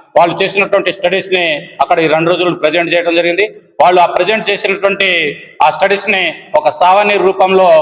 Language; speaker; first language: Telugu; non-native, local second language; Lambadi